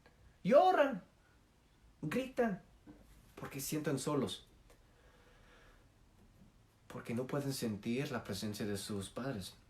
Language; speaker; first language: Spanish; non-native, fluent; English